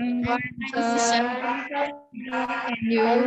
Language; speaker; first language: English; non-native, learner; Indonesian